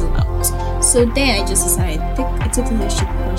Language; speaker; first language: English; non-native, local second language; Yoruba